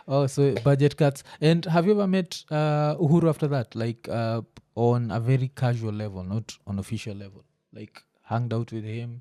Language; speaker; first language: English; non-native, local second language; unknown